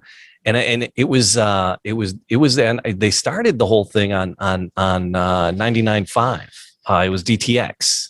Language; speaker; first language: English; native; English